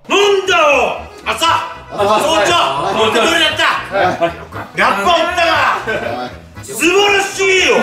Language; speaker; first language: Japanese; native; Japanese